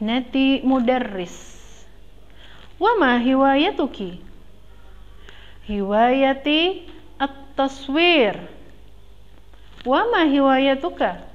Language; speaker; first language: Arabic; non-native, learner; Indonesian